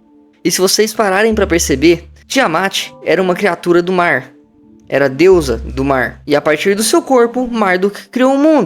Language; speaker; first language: Portuguese; native; Portuguese